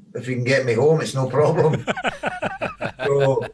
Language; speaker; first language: English; native; English